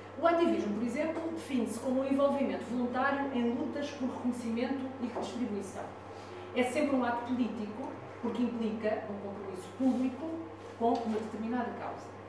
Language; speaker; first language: Portuguese; non-native, fluent; Italian